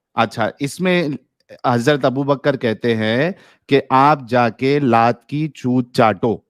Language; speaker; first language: Urdu; native; Urdu